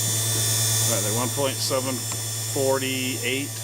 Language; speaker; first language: English; native; English